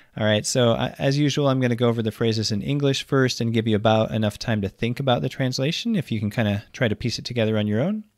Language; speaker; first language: English; native; English